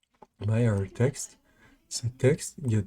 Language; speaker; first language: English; non-native, local second language; French